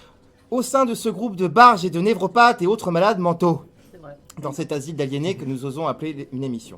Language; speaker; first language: French; native; French